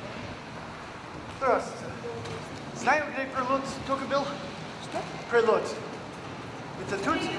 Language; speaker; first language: Russian; non-native, learner; English